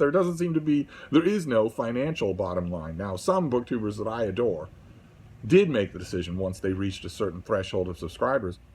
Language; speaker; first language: English; native; English